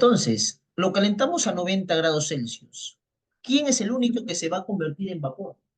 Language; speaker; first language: Spanish; native; Spanish